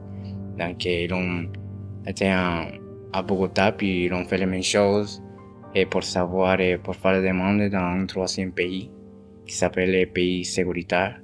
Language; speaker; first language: French; non-native, fluent; Spanish